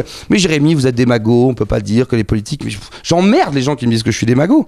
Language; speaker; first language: French; native; French